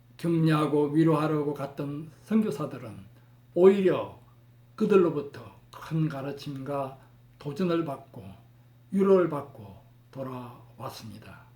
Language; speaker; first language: Korean; native; Korean